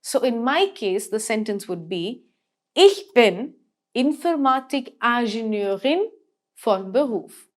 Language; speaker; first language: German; non-native, fluent; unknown